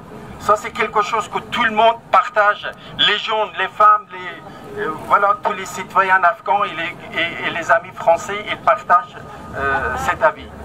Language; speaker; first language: French; non-native, fluent; Persian